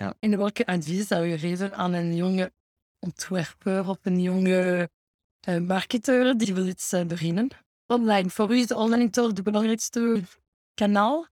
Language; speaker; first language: Dutch; non-native, fluent; French